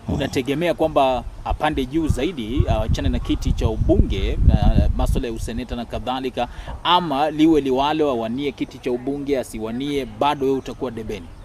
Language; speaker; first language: Swahili; non-native, local second language; Luyia